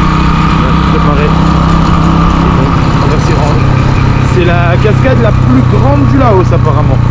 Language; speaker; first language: French; native; French